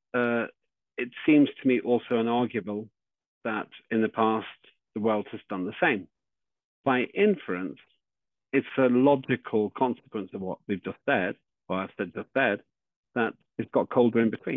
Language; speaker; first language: English; native; English